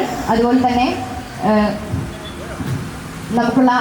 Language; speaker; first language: Malayalam; native; Malayalam